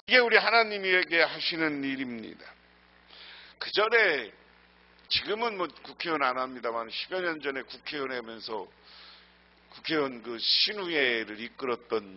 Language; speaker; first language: Korean; native; Korean